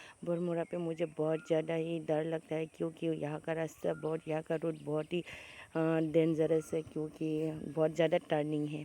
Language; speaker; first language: Hindi; non-native, local second language; Kok Borok